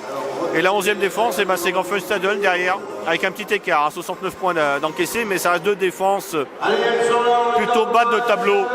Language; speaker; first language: French; native; French